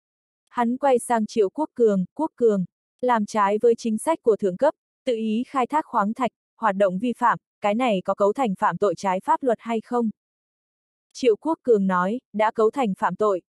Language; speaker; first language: Vietnamese; native; Vietnamese